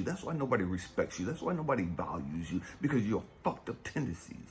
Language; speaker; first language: English; native; English